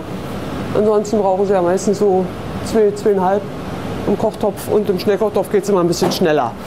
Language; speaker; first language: German; native; German